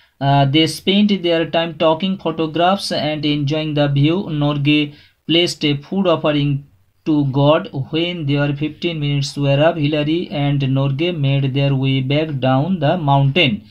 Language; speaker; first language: English; non-native, local second language; Bangla